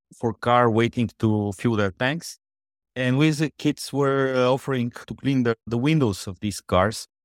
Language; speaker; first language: English; non-native, fluent; Bulgarian